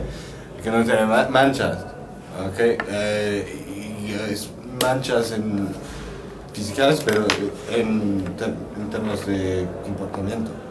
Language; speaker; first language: Spanish; non-native, fluent; French